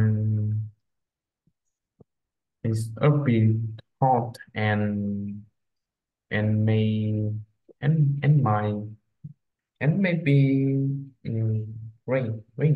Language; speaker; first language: English; non-native, learner; Vietnamese